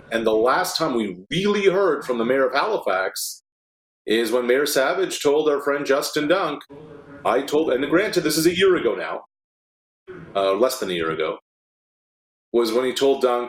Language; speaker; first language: English; native; English